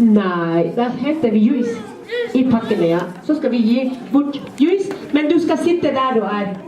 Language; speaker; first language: Swedish; non-native, fluent; Somali